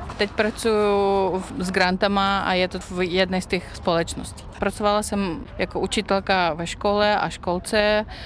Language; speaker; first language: Czech; non-native, fluent; Russian